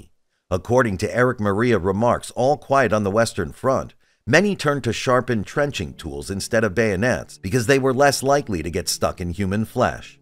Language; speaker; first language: English; native; English